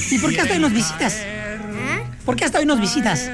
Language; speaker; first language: Spanish; native; Spanish